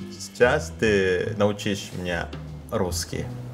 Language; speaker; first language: Russian; non-native, learner; Indonesian